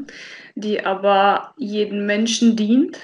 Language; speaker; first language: German; non-native, fluent; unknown